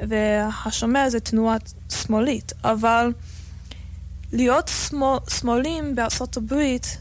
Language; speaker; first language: Hebrew; non-native, fluent; English